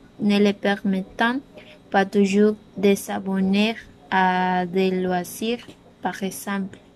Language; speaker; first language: French; non-native, learner; Spanish